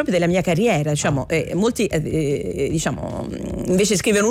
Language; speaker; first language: Italian; native; Italian